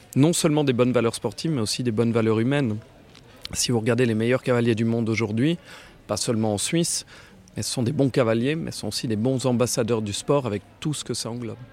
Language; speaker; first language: French; native; French